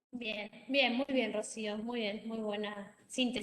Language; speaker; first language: Spanish; native; Spanish